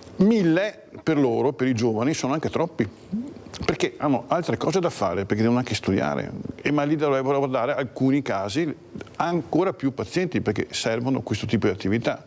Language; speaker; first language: Italian; native; Italian